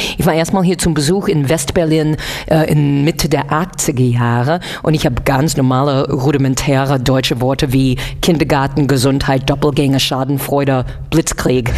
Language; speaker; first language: German; non-native, fluent; English